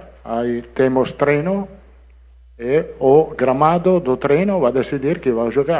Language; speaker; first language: Portuguese; non-native, learner; Italian